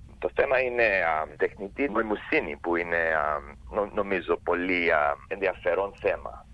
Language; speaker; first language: Greek; early bilingual, heritage; English